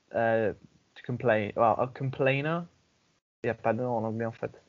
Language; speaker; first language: French; non-native, fluent; English